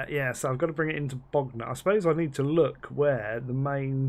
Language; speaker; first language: English; native; English